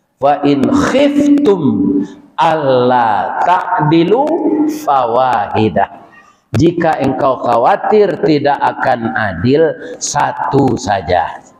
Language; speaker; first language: Malay; non-native, local second language; Minangkabau